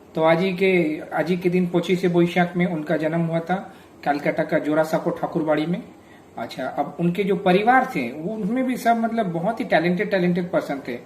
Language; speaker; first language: Hindi; non-native, local second language; Bangla